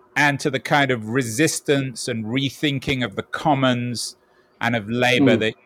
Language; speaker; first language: English; native; English